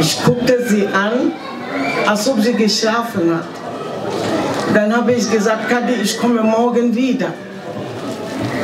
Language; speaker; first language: German; non-native, fluent; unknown